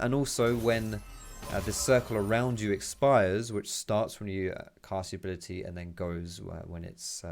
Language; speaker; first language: English; native; English